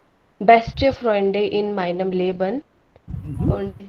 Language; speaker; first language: German; non-native, learner; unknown